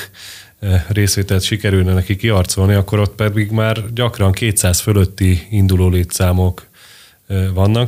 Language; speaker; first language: Hungarian; native; Hungarian